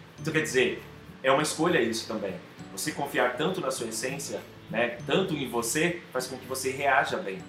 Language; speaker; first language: Portuguese; native; Portuguese